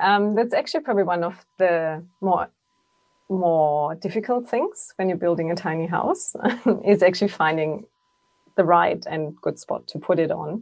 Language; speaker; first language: English; non-native, fluent; German